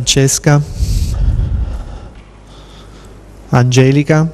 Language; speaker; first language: Italian; native; Italian